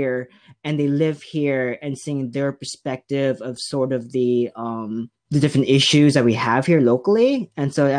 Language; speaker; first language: English; native; English